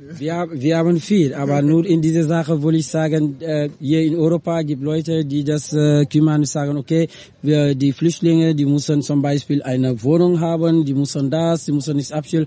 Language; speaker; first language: German; non-native, learner; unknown